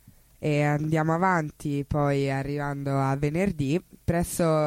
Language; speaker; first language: Italian; native; Italian